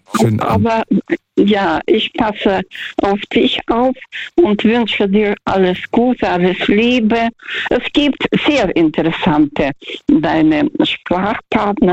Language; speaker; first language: German; early bilingual, heritage; Russian